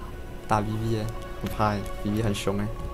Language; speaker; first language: Chinese; native; Chinese